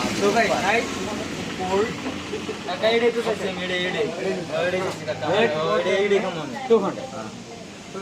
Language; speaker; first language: Hindi; non-native, learner; Bangla